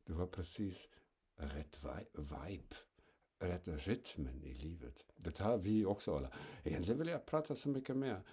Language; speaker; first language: Swedish; non-native, fluent; German